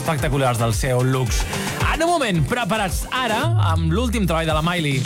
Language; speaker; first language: Catalan; native; Catalan